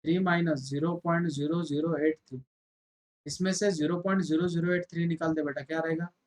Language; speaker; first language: Hindi; non-native, local second language; Marathi